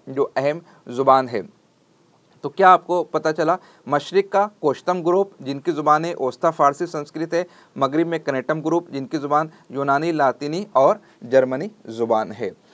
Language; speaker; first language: Urdu; native; Urdu